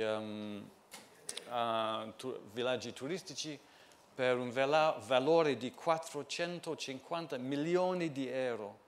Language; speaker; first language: Italian; non-native, fluent; English